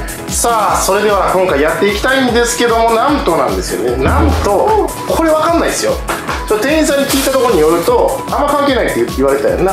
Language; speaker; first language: Japanese; native; Japanese